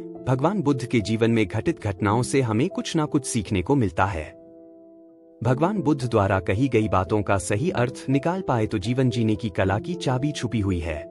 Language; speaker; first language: Hindi; native; Hindi